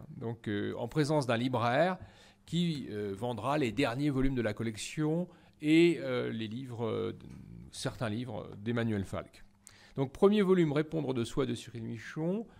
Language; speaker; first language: French; native; French